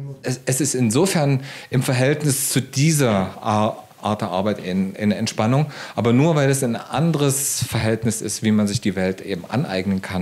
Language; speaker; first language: German; native; German